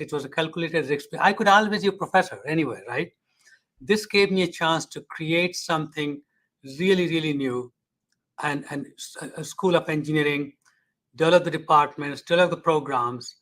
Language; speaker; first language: English; non-native, fluent; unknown